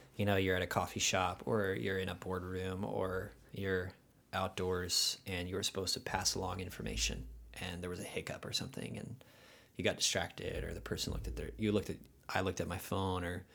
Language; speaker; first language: English; native; English